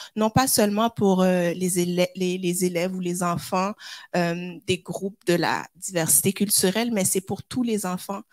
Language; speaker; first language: French; native; French